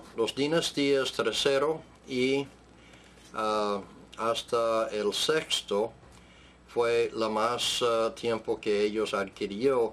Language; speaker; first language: Spanish; non-native, fluent; English